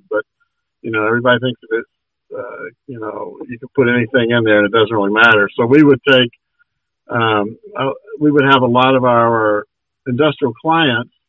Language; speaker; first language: English; native; English